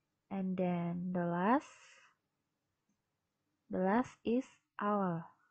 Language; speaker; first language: English; non-native, fluent; Indonesian